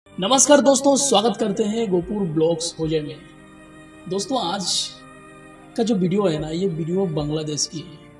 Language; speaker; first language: Hindi; non-native, local second language; Bangla